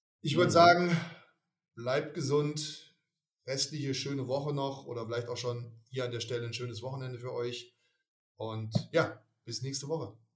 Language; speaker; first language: German; native; German